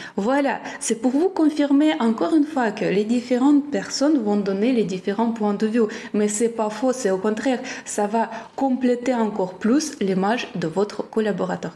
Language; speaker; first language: French; non-native, fluent; Ukrainian